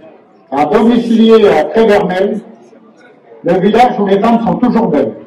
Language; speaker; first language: French; native; French